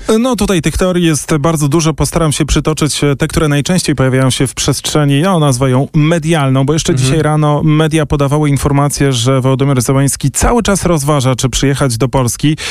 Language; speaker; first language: Polish; native; Polish